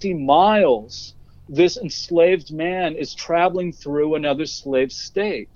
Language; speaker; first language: English; native; English